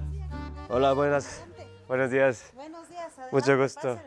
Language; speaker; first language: Spanish; non-native, learner; Korean